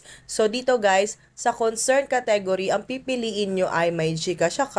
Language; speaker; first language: Filipino; native; Filipino